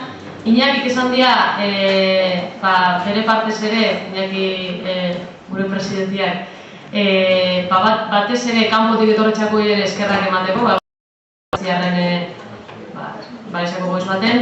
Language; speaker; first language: Basque; native; Basque